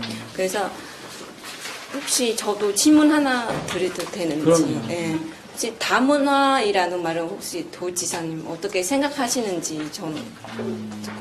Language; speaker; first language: Korean; non-native, fluent; Vietnamese